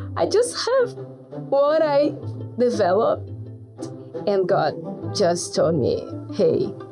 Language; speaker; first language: English; non-native, fluent; Portuguese